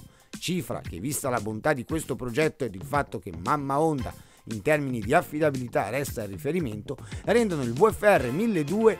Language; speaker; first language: Italian; native; Italian